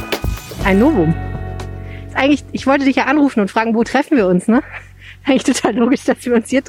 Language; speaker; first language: German; native; German